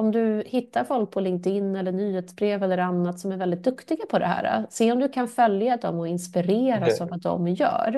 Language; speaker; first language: Swedish; native; Swedish